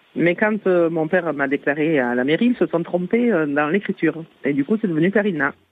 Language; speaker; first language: French; native; French